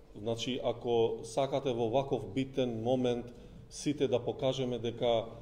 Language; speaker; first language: Macedonian; non-native, local second language; Albanian